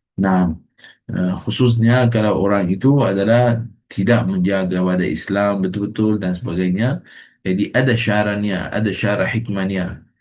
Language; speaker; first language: Malay; non-native, fluent; Arabic